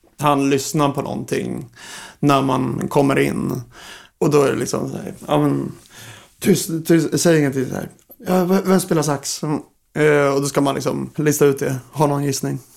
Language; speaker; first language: Swedish; native; Swedish